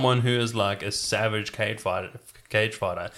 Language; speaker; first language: English; native; English